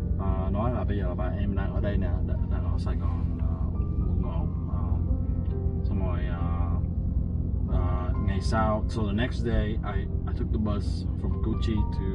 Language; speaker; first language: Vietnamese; early bilingual, heritage; Vietnamese